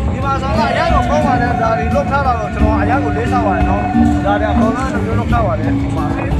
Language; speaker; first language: Burmese; non-native, local second language; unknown